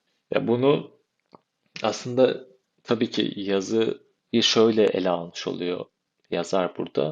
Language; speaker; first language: Turkish; native; Turkish